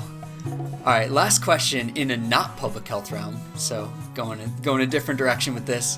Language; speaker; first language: English; native; English